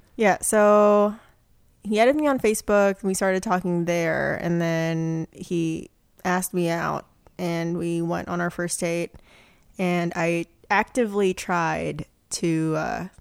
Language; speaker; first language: English; non-native, local second language; Filipino